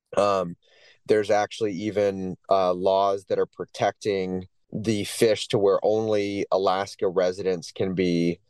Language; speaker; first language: English; native; English